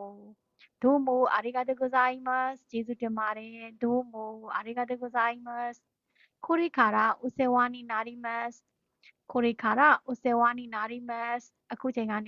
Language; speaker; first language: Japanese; non-native, fluent; Burmese